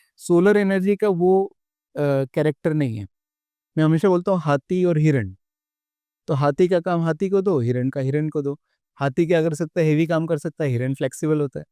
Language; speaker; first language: Hindi; native; Hindi